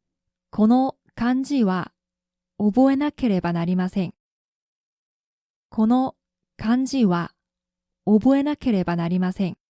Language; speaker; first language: Japanese; non-native, fluent; Korean